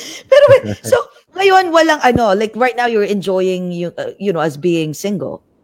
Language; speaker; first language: English; non-native, local second language; Filipino